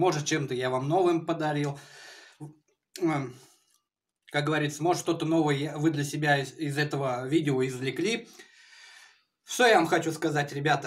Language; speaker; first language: Russian; native; Russian